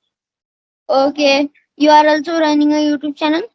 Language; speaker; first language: English; non-native, learner; Marathi